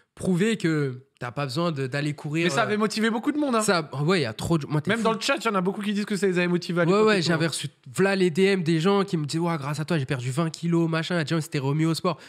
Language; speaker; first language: French; native; French